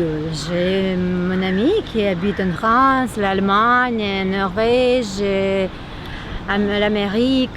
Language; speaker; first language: French; non-native, learner; Ukrainian